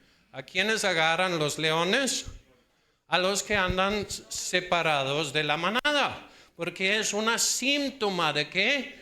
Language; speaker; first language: Spanish; non-native, fluent; Danish